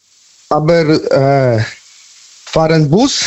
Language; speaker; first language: German; non-native, learner; Polish